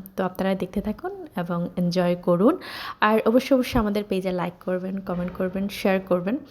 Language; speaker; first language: Bangla; non-native, local second language; Chakma